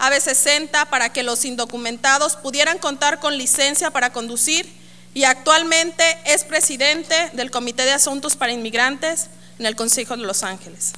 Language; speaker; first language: Spanish; native; Spanish